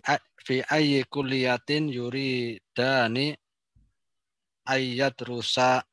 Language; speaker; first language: Arabic; non-native, learner; Indonesian